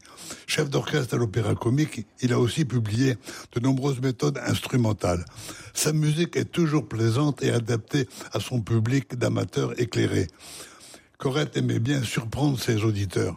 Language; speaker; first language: French; native; French